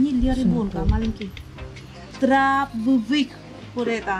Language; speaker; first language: Russian; non-native, learner; Vietnamese